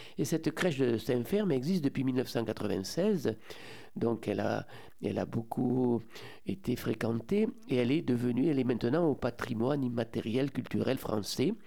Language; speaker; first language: French; native; French